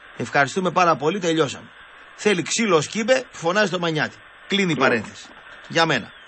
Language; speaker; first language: Greek; native; Greek